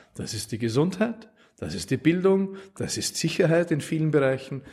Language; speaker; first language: German; native; German